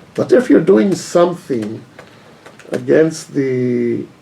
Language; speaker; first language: English; non-native, fluent; Hebrew